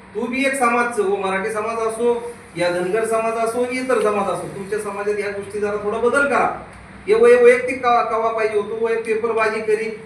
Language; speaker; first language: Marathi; non-native, local second language; Rajasthani